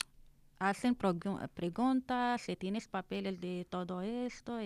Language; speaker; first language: Spanish; non-native, learner; Arabic